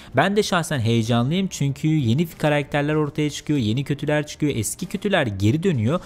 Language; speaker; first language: Turkish; native; Turkish